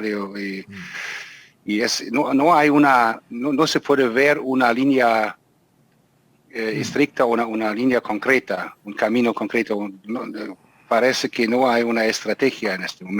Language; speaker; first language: Spanish; non-native, fluent; German